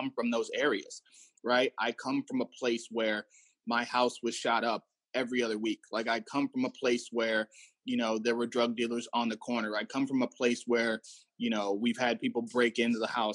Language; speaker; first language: English; native; English